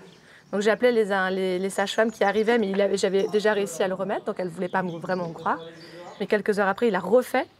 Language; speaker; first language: French; native; French